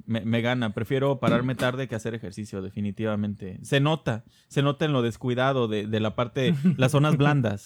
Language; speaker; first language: Spanish; native; Spanish